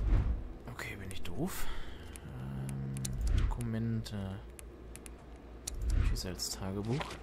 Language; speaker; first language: German; native; German